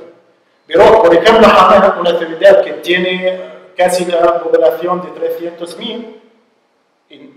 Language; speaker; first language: Spanish; non-native, learner; Arabic